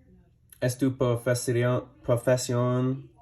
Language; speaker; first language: Spanish; non-native, learner; English